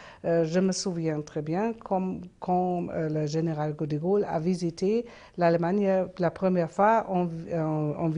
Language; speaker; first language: French; non-native, fluent; German